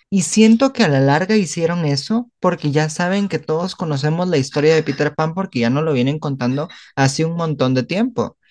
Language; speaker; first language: Spanish; native; Spanish